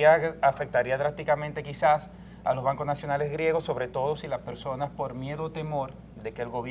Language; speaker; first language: Spanish; native; Spanish